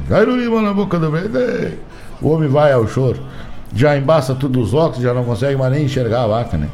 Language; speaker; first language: Portuguese; native; Portuguese